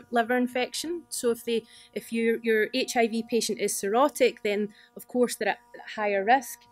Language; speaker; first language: English; native; English